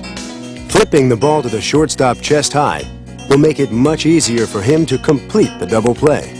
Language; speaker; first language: English; native; English